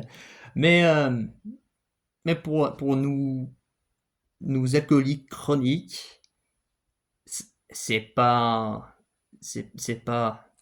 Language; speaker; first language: French; non-native, fluent; English